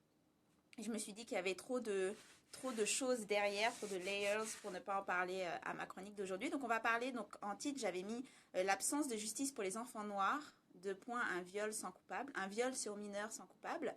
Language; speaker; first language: French; native; French